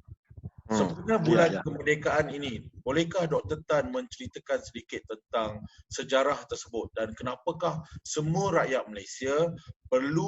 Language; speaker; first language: Malay; native; Malay